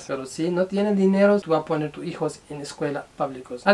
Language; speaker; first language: Spanish; non-native, learner; Urdu